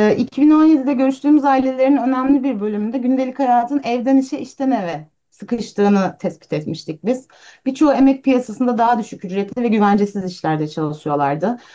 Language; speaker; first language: Turkish; native; Turkish